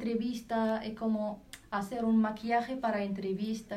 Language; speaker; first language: Spanish; non-native, learner; Arabic